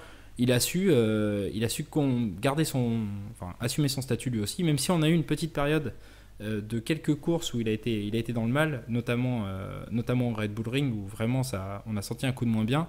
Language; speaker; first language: French; native; French